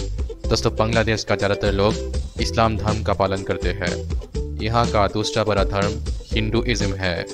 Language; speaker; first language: Hindi; non-native, local second language; Bangla